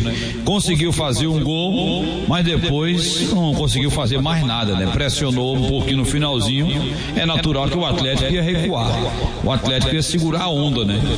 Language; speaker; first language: Portuguese; native; Portuguese